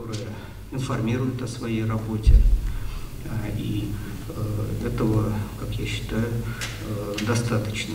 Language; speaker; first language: Russian; native; Russian